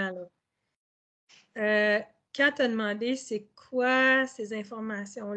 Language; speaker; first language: French; native; French